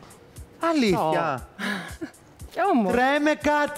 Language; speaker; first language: Greek; native; Greek